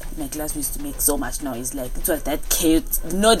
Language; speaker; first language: English; non-native, local second language; Zulu